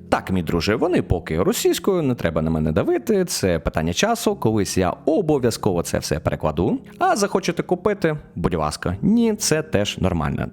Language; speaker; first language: Ukrainian; non-native, local second language; Russian